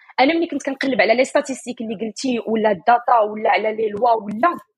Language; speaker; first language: French; non-native, local second language; Arabic